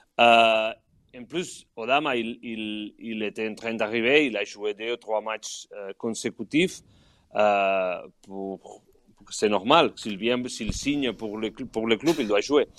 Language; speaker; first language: French; non-native, fluent; Catalan